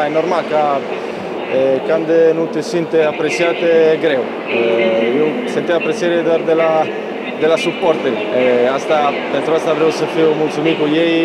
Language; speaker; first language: Romanian; non-native, fluent; Italian